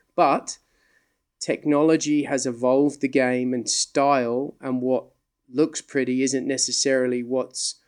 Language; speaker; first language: English; native; English